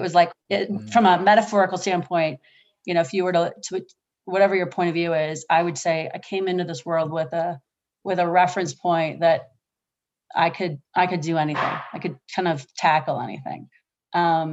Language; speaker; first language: English; native; English